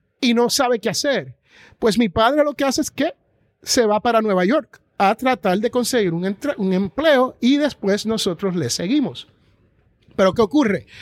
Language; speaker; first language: Spanish; native; Spanish